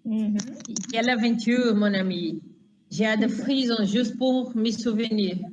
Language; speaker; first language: French; non-native, learner; Portuguese